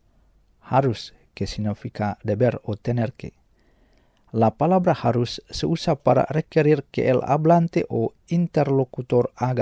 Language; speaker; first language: Spanish; non-native, fluent; Indonesian